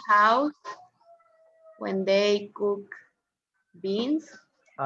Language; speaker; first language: English; non-native, fluent; Spanish